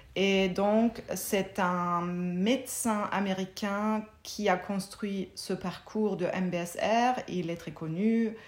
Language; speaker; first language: French; non-native, fluent; German